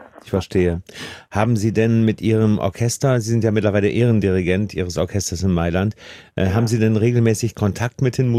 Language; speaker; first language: German; native; German